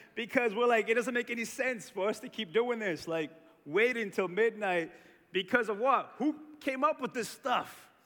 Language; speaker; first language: English; early bilingual, other home language; Portuguese